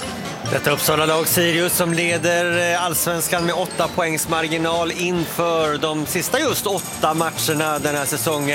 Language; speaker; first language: Swedish; native; Swedish